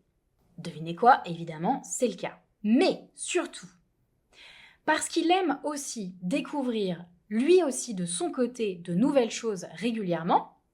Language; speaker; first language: French; native; French